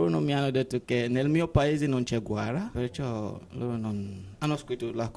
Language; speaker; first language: Italian; non-native, learner; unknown